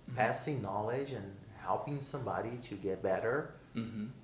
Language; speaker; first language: English; non-native, fluent; Portuguese